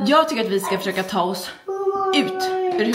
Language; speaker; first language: Swedish; native; Swedish